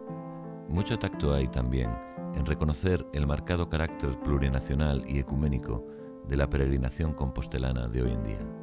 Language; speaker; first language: Spanish; native; Spanish